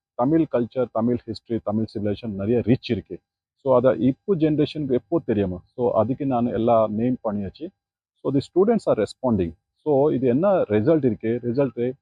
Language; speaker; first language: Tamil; non-native, learner; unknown